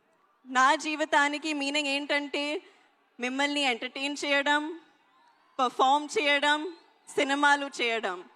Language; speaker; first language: Telugu; non-native, local second language; Hindi